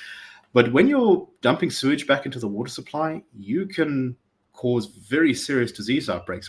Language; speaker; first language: English; native; English